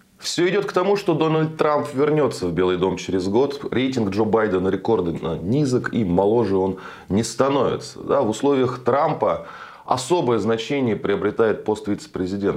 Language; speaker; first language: Russian; native; Russian